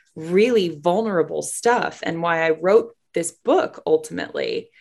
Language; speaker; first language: English; native; English